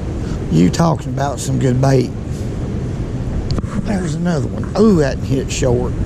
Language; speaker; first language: English; native; English